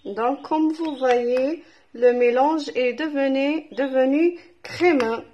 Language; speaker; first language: French; non-native, local second language; Arabic